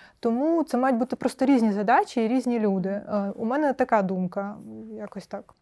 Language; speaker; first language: Ukrainian; native; Ukrainian